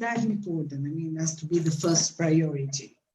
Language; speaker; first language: English; non-native, fluent; Spanish